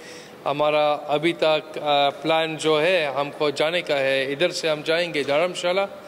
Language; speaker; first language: Hindi; early bilingual, heritage; Hindi